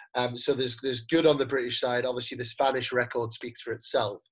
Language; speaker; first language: English; native; English